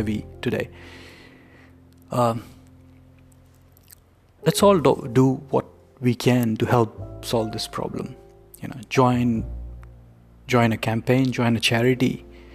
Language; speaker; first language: English; non-native, local second language; Hindi